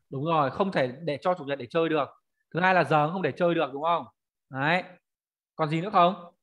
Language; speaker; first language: Vietnamese; native; Vietnamese